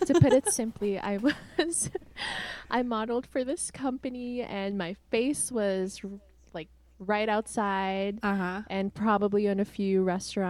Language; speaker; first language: English; non-native, local second language; Cebuano